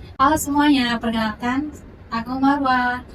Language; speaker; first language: Indonesian; native; Indonesian